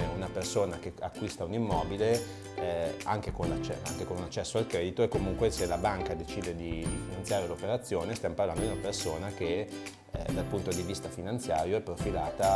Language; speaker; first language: Italian; native; Italian